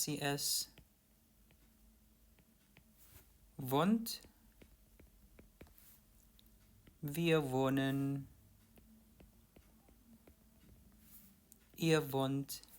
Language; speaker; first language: German; non-native, fluent; Indonesian